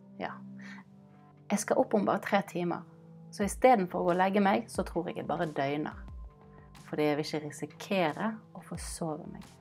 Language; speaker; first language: Norwegian; native; Norwegian